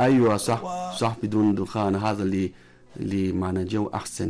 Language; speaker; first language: Arabic; non-native, learner; Chinese